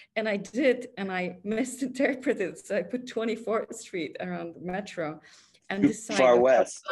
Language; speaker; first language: English; non-native, fluent; Polish